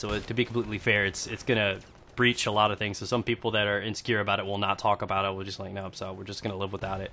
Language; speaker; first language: English; native; English